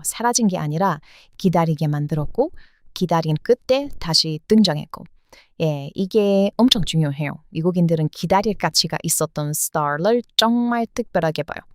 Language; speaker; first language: Korean; non-native, fluent; English